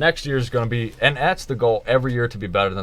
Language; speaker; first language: English; native; English